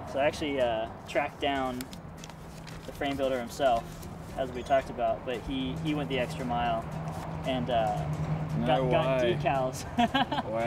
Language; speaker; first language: English; native; English